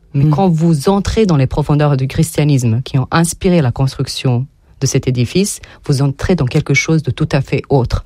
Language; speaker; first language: French; non-native, fluent; Serbian